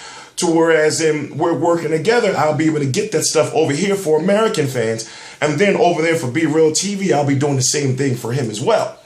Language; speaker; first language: English; native; English